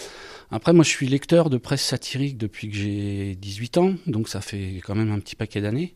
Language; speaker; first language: French; native; French